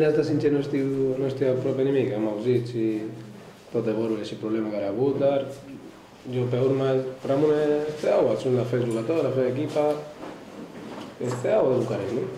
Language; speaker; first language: Romanian; non-native, learner; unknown